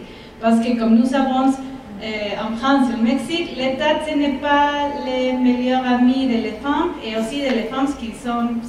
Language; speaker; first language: French; non-native, fluent; Spanish